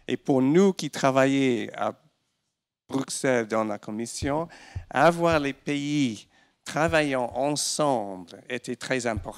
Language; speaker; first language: French; non-native, fluent; English